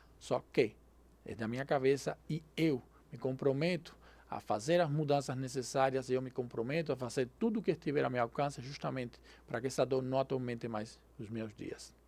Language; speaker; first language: Portuguese; non-native, fluent; Spanish